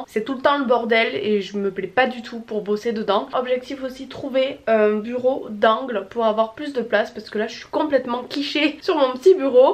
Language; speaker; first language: French; native; French